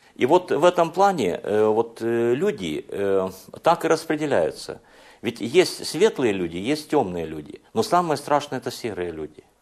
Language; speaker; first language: Russian; non-native, local second language; Hungarian